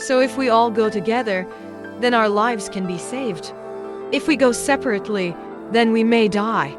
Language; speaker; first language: English; non-native, local second language; Hindi